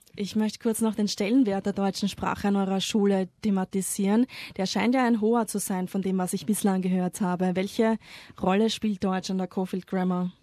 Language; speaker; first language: German; native; German